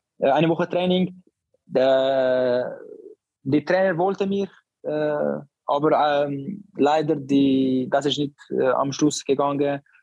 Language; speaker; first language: German; non-native, learner; Albanian